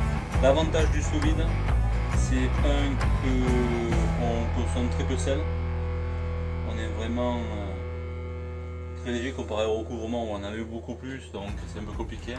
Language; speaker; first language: French; native; French